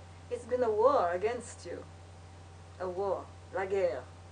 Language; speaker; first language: English; native; English